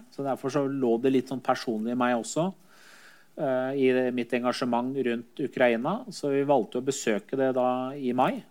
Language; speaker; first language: Norwegian; early bilingual, other home language; Persian